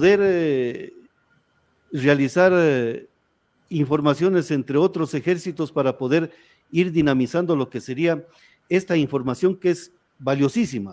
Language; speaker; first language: Spanish; native; Spanish